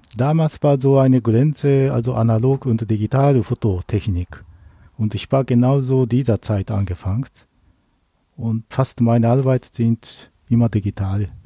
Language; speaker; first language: German; non-native, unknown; Japanese